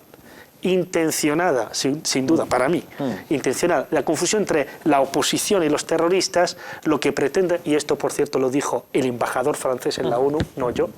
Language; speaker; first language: Spanish; native; Spanish